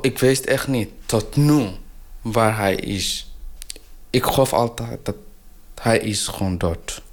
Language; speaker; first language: Dutch; non-native, learner; Tigrinya